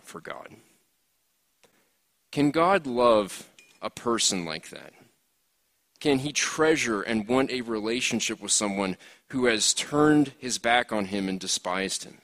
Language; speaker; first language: English; native; English